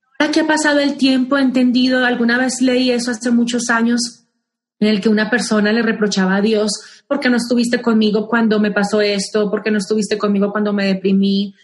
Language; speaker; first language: Spanish; native; Spanish